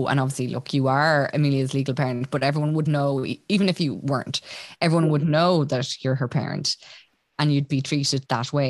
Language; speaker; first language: English; native; English